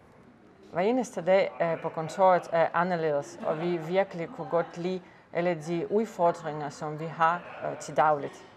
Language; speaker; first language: Danish; non-native, fluent; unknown